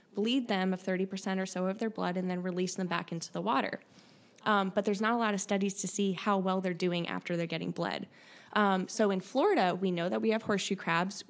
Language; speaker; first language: English; native; English